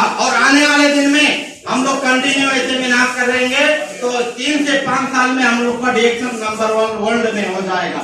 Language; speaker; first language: Hindi; non-native, fluent; Bangla